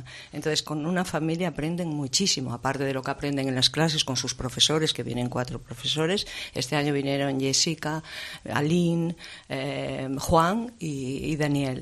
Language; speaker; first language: Spanish; native; Spanish